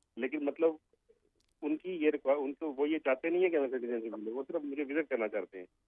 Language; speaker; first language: Urdu; native; Urdu